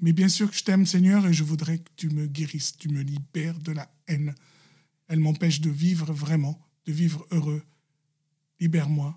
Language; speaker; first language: French; non-native, local second language; Arabic